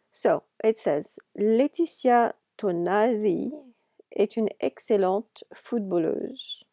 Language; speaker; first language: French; non-native, fluent; English